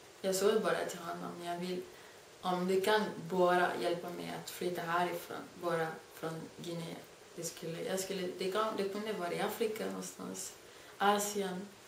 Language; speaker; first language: Swedish; non-native, fluent; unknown